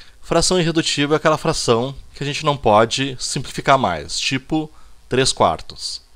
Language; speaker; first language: Portuguese; native; Portuguese